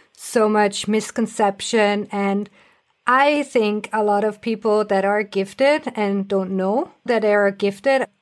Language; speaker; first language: English; non-native, fluent; German